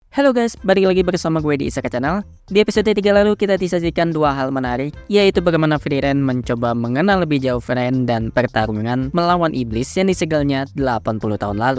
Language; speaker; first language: Indonesian; native; Indonesian